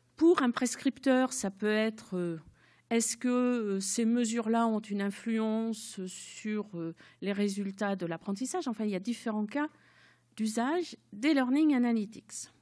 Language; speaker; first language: French; native; French